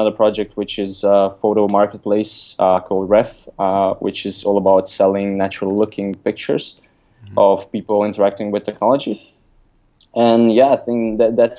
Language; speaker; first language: English; non-native, fluent; Lithuanian